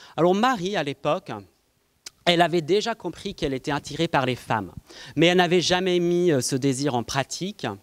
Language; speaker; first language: French; non-native, fluent; English